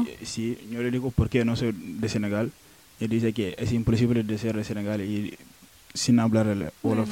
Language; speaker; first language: Spanish; non-native, learner; Wolof